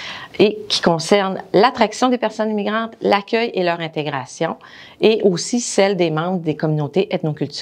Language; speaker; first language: French; native; French